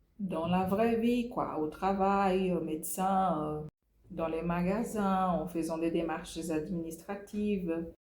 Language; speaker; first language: French; non-native, fluent; Portuguese